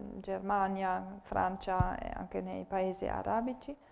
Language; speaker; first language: Italian; non-native, fluent; German